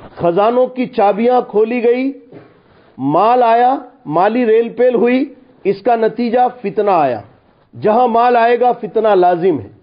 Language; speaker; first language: Urdu; non-native, local second language; Gujarati